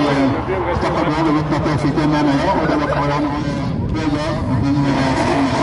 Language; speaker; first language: Norwegian; native; Norwegian